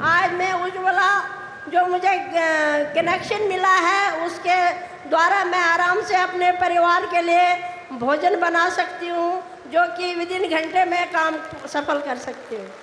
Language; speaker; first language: Hindi; native; Hindi